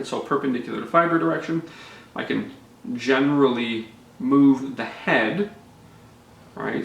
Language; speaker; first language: English; native; English